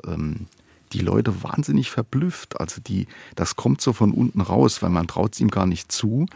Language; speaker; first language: German; native; German